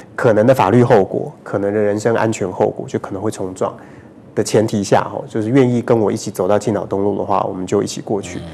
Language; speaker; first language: Chinese; native; Chinese